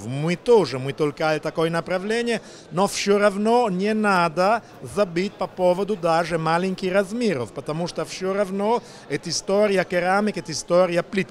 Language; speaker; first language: Russian; non-native, learner; Italian